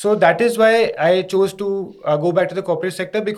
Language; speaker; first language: English; non-native, local second language; Hindi